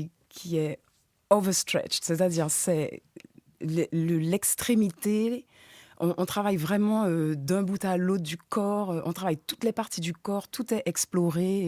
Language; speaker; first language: French; native; French